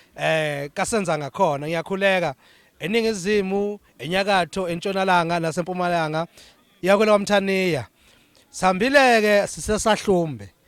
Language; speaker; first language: Zulu; native; Zulu